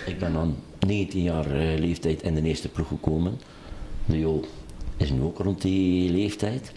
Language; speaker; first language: Dutch; native; Dutch